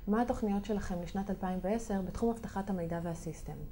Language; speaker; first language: Hebrew; native; Hebrew